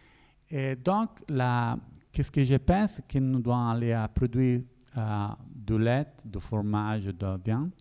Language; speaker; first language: French; non-native, learner; Italian